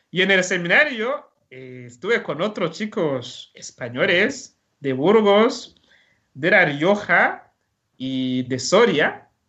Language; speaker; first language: Spanish; non-native, fluent; Rundi